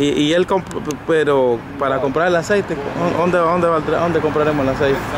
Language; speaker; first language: Spanish; native; Spanish